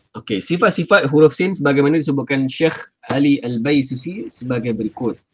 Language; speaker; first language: Malay; native; Malay